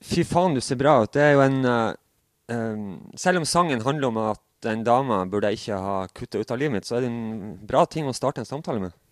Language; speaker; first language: Norwegian; native; Norwegian